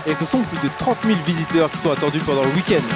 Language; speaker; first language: French; native; French